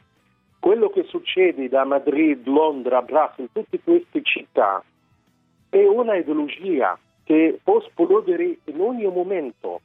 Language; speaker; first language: Italian; non-native, fluent; Arabic